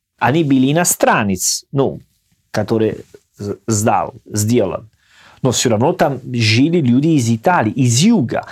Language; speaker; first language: Russian; non-native, learner; Italian